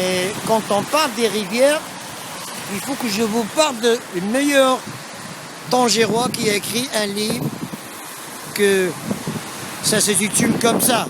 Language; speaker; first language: French; non-native, local second language; Arabic